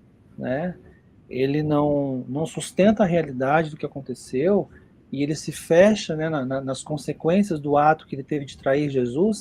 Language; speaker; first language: Portuguese; native; Portuguese